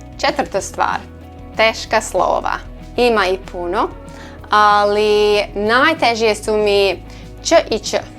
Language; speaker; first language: Croatian; non-native, learner; English